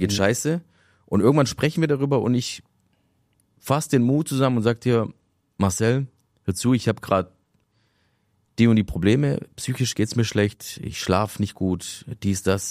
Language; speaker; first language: German; native; German